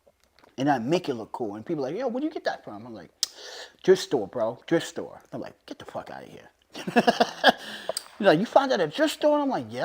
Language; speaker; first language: English; native; English